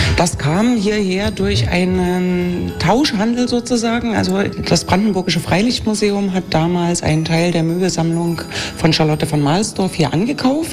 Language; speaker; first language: German; native; German